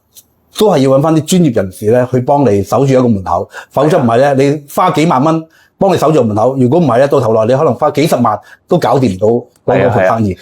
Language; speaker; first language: Cantonese; native; Cantonese